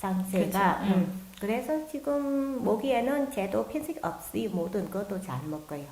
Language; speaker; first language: Korean; non-native, learner; Vietnamese